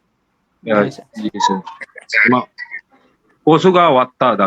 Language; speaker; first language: Japanese; non-native, learner; Hindi